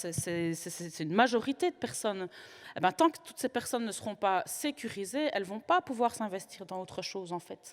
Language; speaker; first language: French; native; French